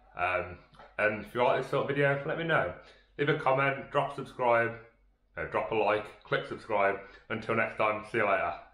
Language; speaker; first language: English; native; English